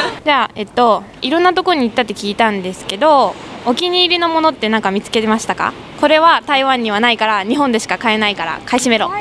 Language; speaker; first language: Japanese; native; Japanese